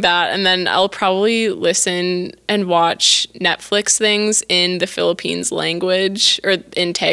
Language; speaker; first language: English; native; English